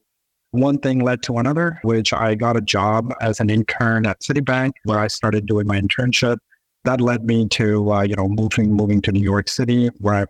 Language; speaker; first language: English; non-native, local second language; Urdu